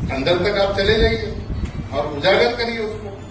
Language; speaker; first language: Hindi; non-native, local second language; Marathi